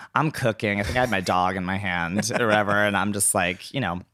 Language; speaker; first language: English; native; English